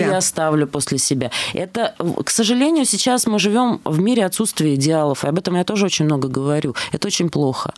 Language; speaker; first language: Russian; native; Russian